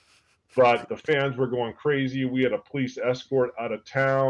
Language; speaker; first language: English; native; English